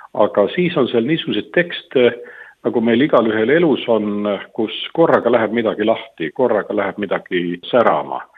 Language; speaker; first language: Estonian; native; Estonian